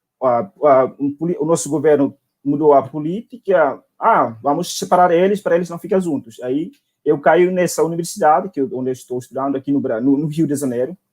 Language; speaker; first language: Portuguese; non-native, local second language; Tetum